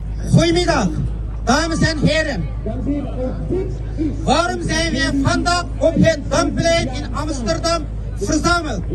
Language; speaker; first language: Dutch; non-native, fluent; Uyghur